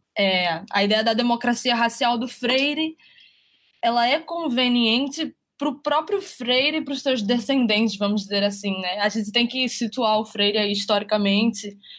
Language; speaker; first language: Portuguese; native; Portuguese